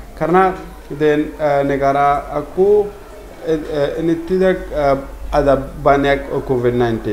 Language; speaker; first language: Indonesian; non-native, learner; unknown